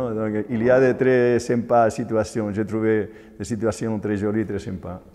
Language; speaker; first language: French; non-native, fluent; Spanish